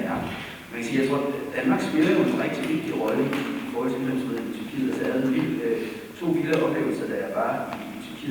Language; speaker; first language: Danish; native; Danish